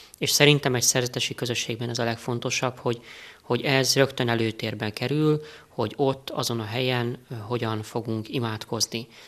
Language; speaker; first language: Hungarian; native; Hungarian